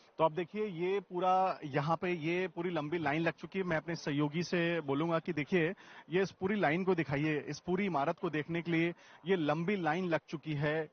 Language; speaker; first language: Hindi; native; Hindi